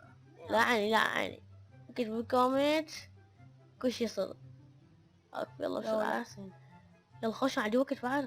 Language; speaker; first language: Arabic; native; Arabic